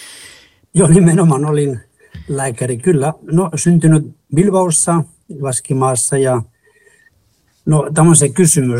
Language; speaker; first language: Finnish; non-native, fluent; Spanish